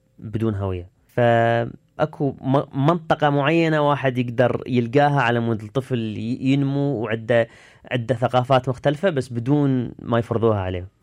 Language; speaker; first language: Arabic; early bilingual, heritage; Arabic